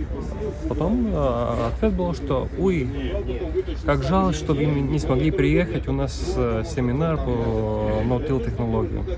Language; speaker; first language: Russian; non-native, learner; Latvian